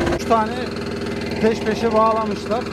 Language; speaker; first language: Turkish; native; Turkish